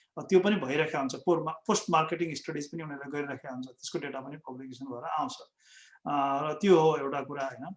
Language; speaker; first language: Nepali; native; Nepali